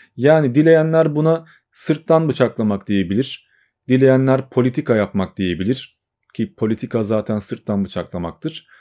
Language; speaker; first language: Turkish; native; Turkish